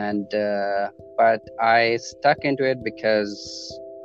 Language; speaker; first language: English; non-native, local second language; Punjabi